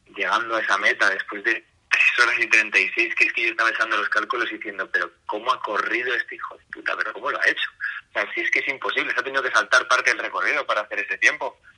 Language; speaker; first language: Spanish; native; Spanish